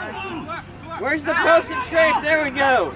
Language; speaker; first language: English; native; English